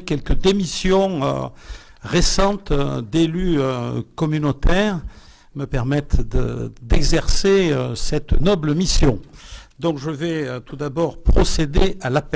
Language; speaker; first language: French; native; French